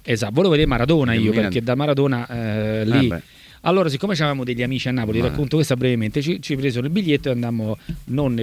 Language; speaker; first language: Italian; native; Italian